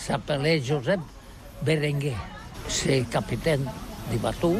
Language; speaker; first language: French; non-native, learner; Catalan